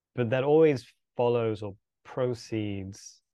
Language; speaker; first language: English; native; English